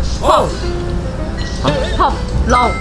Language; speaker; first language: Korean; non-native, learner; Portuguese